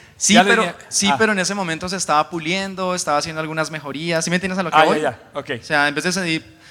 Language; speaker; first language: Spanish; native; Spanish